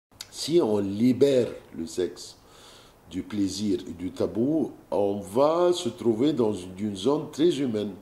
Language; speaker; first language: French; non-native, fluent; Arabic